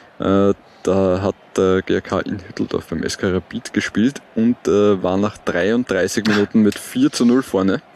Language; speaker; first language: German; native; German